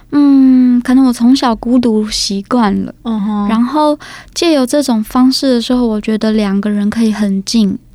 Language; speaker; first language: Chinese; native; Chinese